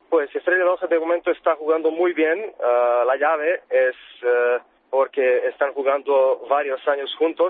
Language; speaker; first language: Spanish; non-native, fluent; Serbian